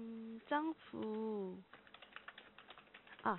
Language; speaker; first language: Chinese; non-native, learner; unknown